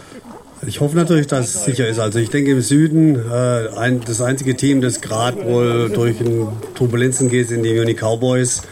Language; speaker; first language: German; native; German